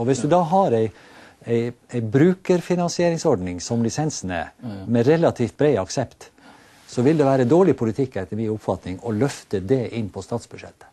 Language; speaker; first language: Norwegian; native; Norwegian